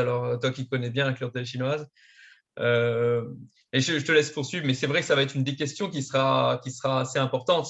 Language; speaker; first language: French; native; French